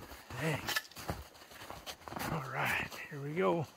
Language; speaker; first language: English; native; English